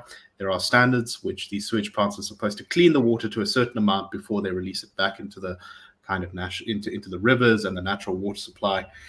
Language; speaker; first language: English; native; English